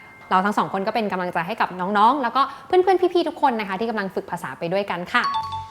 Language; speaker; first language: Thai; native; Thai